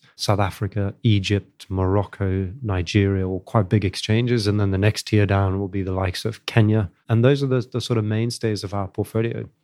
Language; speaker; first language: English; native; English